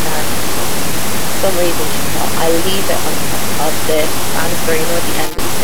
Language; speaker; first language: English; native; English